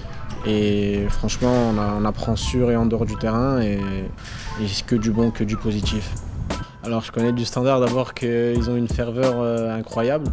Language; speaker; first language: French; early bilingual, other home language; Arabic